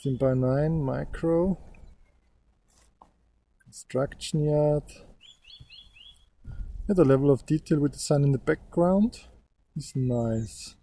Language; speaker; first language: English; non-native, fluent; German